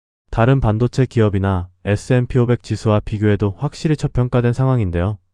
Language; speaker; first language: Korean; native; Korean